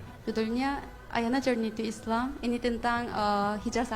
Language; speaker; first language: Indonesian; non-native, fluent; Korean